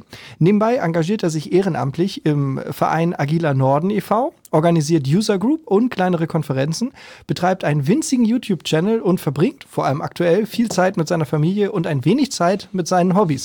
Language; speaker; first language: German; native; German